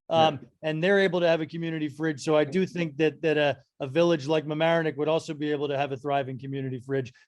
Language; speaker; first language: English; native; English